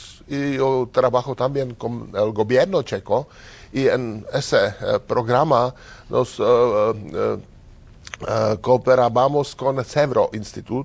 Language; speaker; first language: Spanish; non-native, learner; Czech